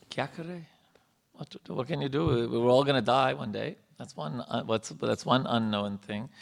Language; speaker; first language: English; native; English